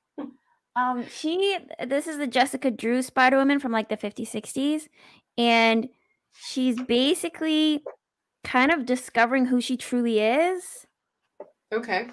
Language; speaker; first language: English; native; English